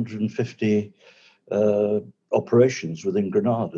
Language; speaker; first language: English; native; English